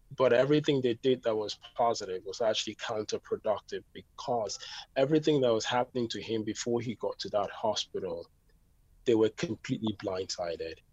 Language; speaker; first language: English; native; English